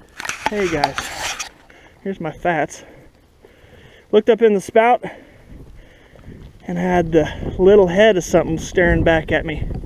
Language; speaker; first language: English; native; English